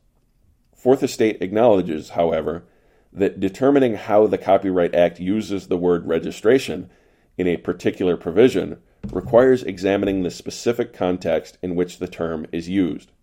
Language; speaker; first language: English; native; English